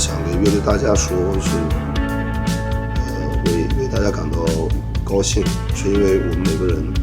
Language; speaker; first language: Chinese; native; Chinese